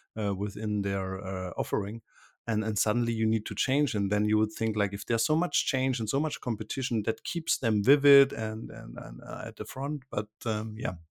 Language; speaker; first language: English; non-native, fluent; German